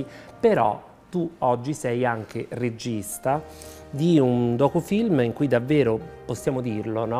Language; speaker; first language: Italian; native; Italian